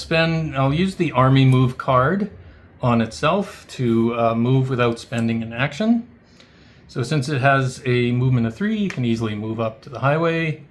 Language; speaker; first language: English; native; English